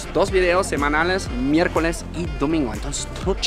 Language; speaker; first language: Spanish; non-native, fluent; German